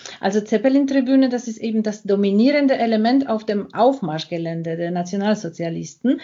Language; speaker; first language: German; non-native, fluent; Polish